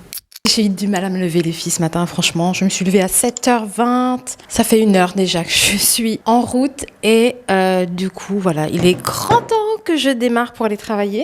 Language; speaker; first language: French; native; French